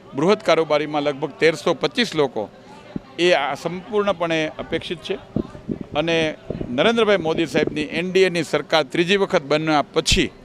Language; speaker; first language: Gujarati; native; Gujarati